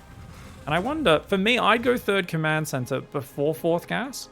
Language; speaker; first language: English; native; English